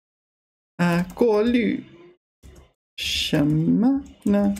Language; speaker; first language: Chinese; non-native, learner; English